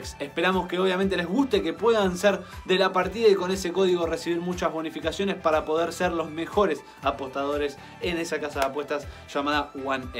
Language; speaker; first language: Spanish; native; Spanish